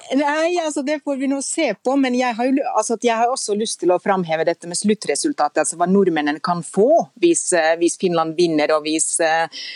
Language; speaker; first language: Norwegian; non-native, fluent; Finnish